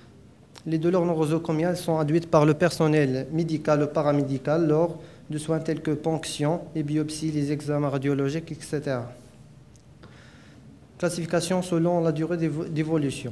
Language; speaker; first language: French; non-native, local second language; Arabic